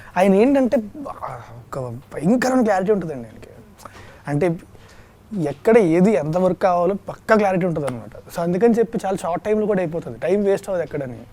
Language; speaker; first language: Telugu; native; Telugu